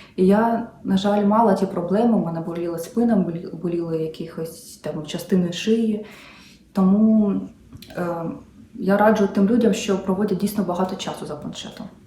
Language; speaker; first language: Ukrainian; native; Ukrainian